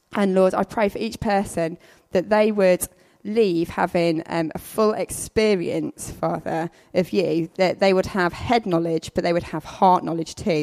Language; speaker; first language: English; native; English